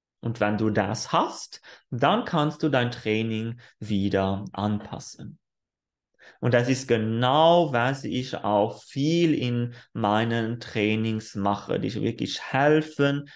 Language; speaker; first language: German; non-native, fluent; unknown